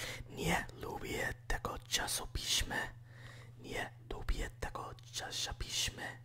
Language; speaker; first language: Polish; non-native, learner; English